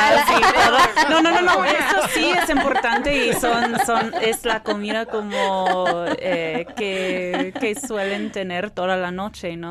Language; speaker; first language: Spanish; early bilingual, heritage; Spanish